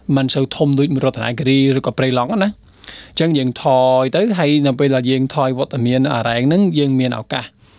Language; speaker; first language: Khmer; non-native, fluent; Spanish